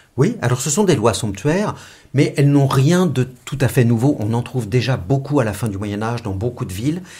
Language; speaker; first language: French; native; French